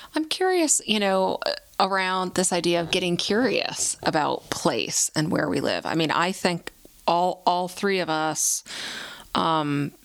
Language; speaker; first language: English; native; English